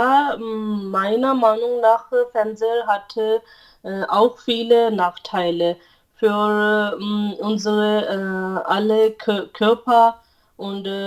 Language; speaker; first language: German; non-native, learner; Urdu